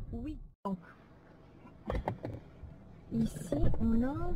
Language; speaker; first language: French; non-native, fluent; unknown